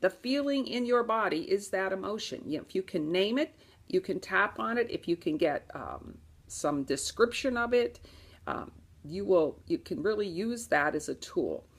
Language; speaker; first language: English; native; English